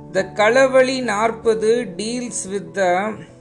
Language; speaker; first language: English; non-native, local second language; Tamil